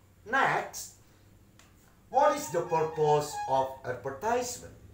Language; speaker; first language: English; non-native, fluent; Indonesian